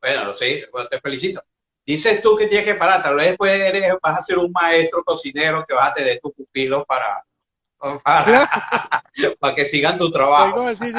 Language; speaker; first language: Spanish; native; Spanish